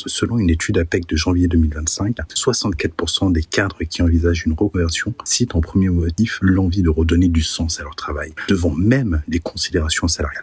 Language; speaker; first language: French; native; French